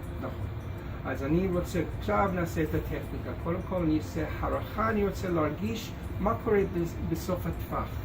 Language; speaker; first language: Hebrew; non-native, fluent; English